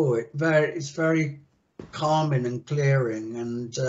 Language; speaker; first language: English; native; English